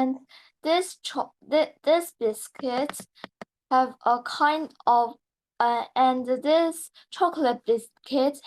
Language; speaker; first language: English; non-native, learner; Chinese